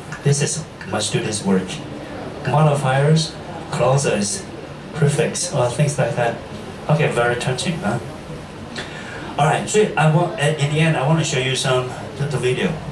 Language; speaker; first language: English; non-native, fluent; Chinese